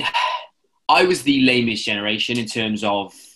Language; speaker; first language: English; native; English